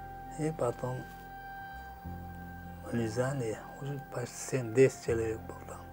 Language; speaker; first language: Russian; non-native, learner; Uzbek